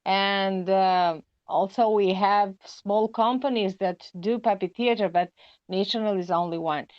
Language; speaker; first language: English; non-native, learner; Albanian